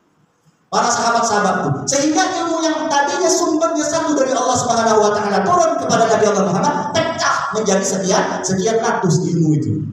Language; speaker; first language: Malay; native; Malay